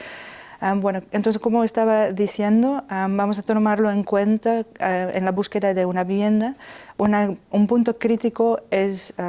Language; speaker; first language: Spanish; non-native, fluent; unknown